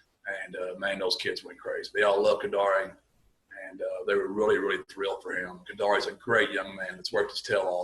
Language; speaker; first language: English; native; English